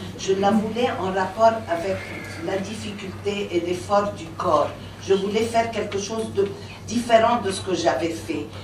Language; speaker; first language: French; non-native, local second language; Arabic